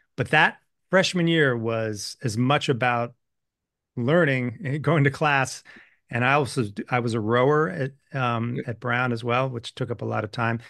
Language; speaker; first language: English; native; English